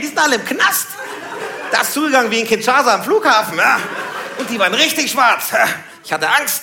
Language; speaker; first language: German; native; German